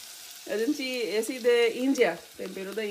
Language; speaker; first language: Portuguese; non-native, learner; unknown